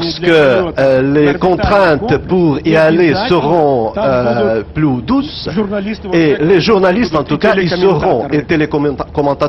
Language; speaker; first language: French; non-native, fluent; Russian